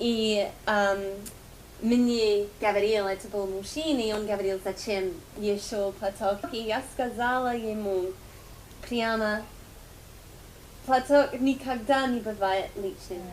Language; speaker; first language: Russian; non-native, fluent; English